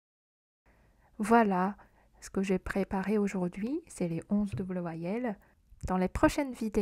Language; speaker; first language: French; non-native, fluent; Korean